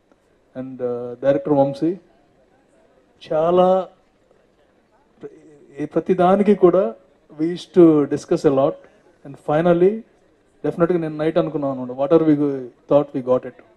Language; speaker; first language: Telugu; native; Telugu